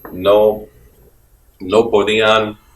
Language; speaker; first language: Spanish; non-native, fluent; English